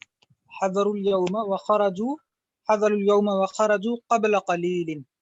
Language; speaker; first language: Arabic; non-native, learner; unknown